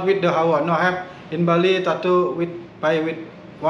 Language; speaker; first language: English; non-native, learner; Indonesian